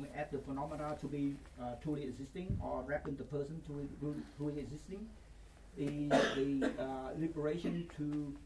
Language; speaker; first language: English; non-native, fluent; Vietnamese